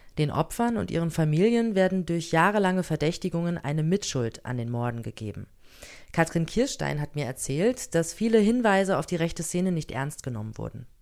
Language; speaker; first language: German; native; German